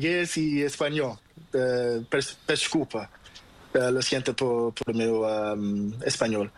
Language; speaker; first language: Spanish; non-native, learner; Portuguese